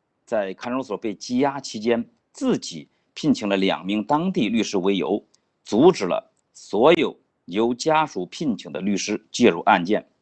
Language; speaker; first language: Chinese; native; Chinese